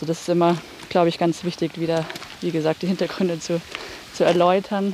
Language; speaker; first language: German; native; German